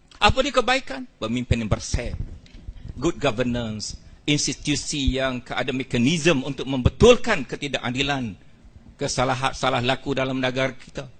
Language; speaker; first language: Malay; native; Malay